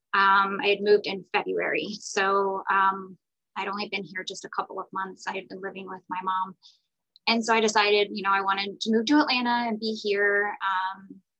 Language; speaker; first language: English; native; English